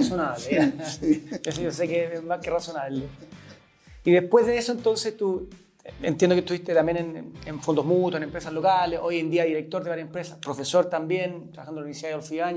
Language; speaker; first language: Spanish; native; Spanish